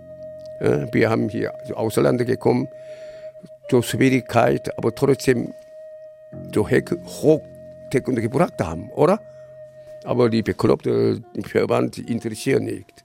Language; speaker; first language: German; non-native, learner; Korean